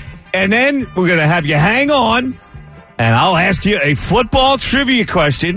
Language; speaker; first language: English; native; English